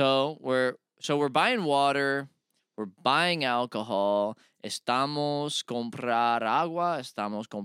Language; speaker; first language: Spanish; non-native, learner; English